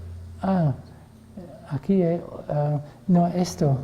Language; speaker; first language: Spanish; non-native, fluent; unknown